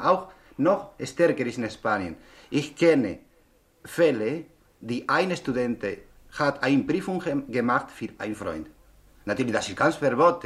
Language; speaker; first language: German; non-native, learner; Spanish